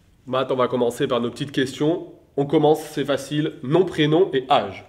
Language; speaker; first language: French; native; French